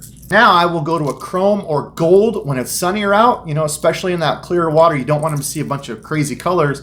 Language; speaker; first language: English; native; English